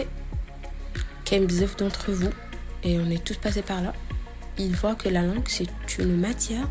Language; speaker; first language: French; non-native, local second language; Arabic